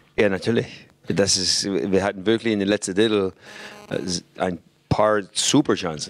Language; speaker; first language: German; non-native, fluent; English